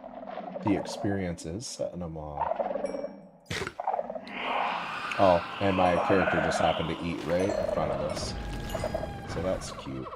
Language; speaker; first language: English; native; English